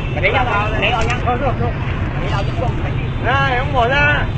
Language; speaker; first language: Vietnamese; native; Vietnamese